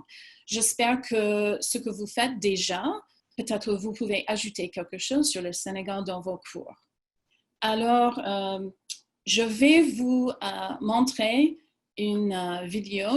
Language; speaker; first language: French; non-native, fluent; English